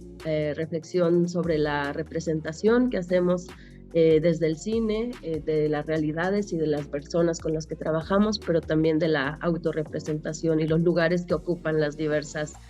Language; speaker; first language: Spanish; native; Spanish